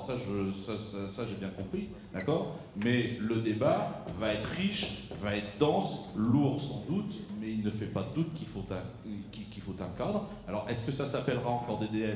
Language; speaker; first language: French; native; French